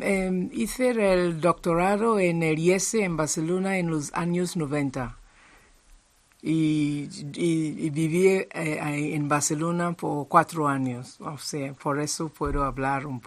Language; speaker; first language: Spanish; non-native, fluent; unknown